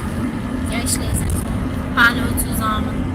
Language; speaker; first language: German; non-native, learner; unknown